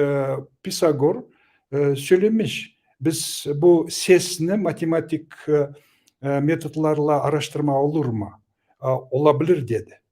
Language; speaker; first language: Turkish; non-native, learner; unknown